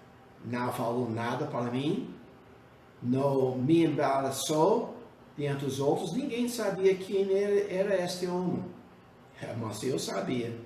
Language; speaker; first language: Portuguese; non-native, fluent; English